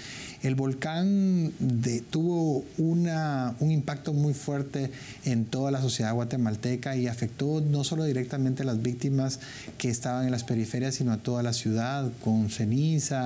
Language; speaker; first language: Spanish; native; Spanish